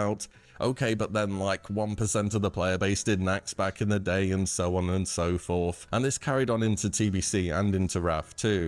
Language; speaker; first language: English; native; English